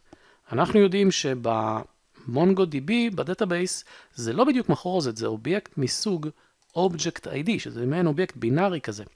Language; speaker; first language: Hebrew; native; Hebrew